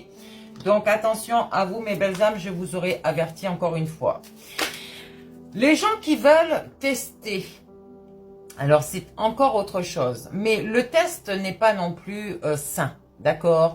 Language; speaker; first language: French; native; French